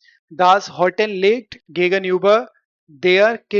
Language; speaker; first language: German; non-native, fluent; Hindi